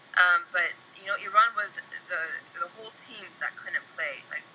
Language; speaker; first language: English; native; English